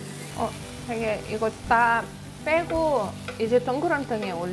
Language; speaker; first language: Korean; non-native, fluent; Russian